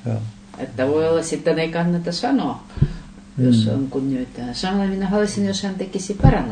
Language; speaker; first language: Finnish; non-native, learner; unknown